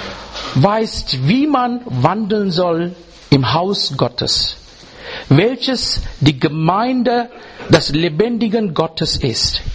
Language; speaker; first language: German; non-native, fluent; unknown